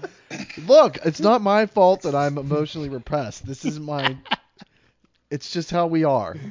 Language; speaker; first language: English; native; English